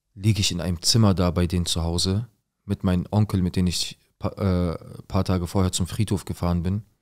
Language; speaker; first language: German; native; German